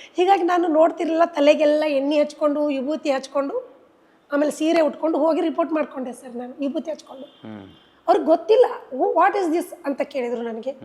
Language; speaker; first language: Kannada; native; Kannada